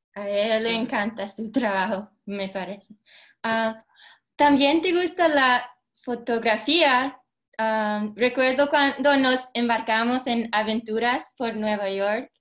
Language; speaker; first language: Spanish; early bilingual, heritage; Spanish